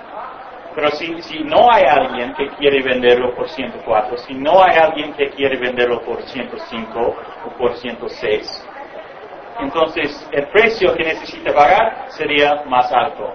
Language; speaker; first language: Spanish; non-native, fluent; English